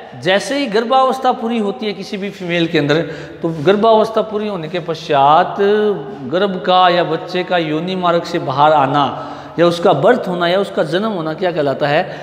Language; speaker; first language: Hindi; native; Hindi